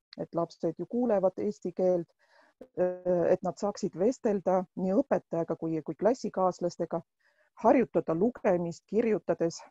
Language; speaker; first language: Estonian; non-native, local second language; Russian